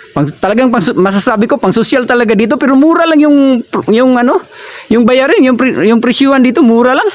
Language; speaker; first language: Filipino; native; Filipino